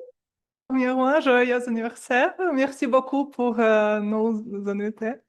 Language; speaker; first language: French; non-native, learner; Russian